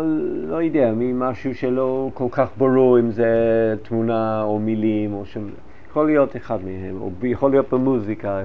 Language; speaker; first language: Hebrew; non-native, fluent; English